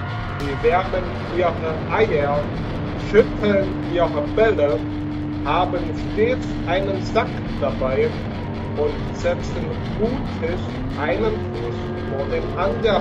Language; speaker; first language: German; native; German